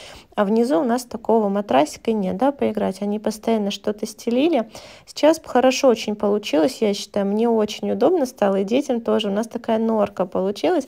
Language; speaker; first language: Russian; native; Russian